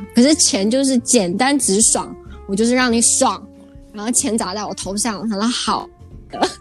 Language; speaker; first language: Chinese; early bilingual, heritage; Chinese